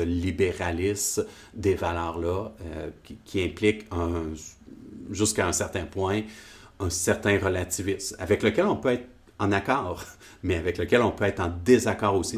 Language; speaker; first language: French; native; French